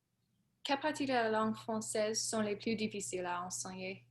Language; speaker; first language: French; non-native, learner; English